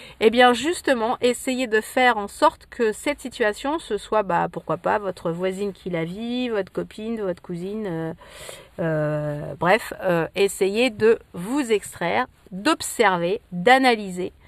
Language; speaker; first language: French; native; French